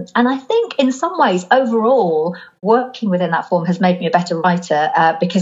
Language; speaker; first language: English; native; English